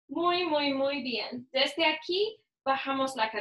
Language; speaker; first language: Spanish; non-native, learner; English